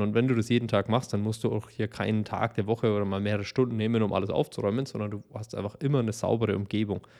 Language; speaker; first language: German; native; German